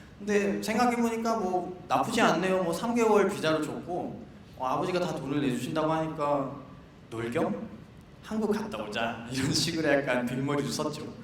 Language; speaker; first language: Korean; non-native, fluent; Nepali